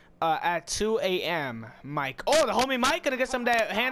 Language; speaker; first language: English; native; English